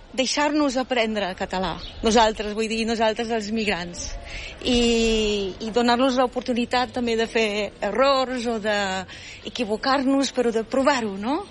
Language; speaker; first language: Catalan; non-native, fluent; Spanish